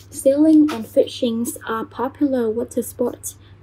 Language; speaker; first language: English; non-native, fluent; Vietnamese